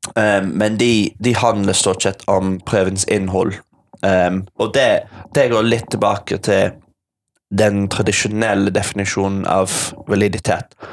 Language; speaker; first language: Norwegian; non-native, fluent; English